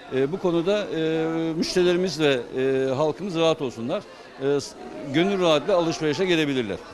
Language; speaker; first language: Turkish; native; Turkish